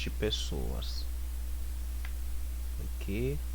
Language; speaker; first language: Portuguese; non-native, fluent; Haitian Creole